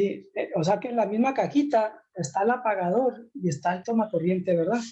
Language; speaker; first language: Spanish; native; Spanish